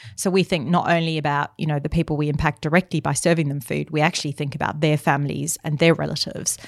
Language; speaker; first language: English; native; English